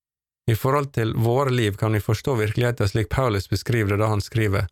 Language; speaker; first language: Norwegian; native; Norwegian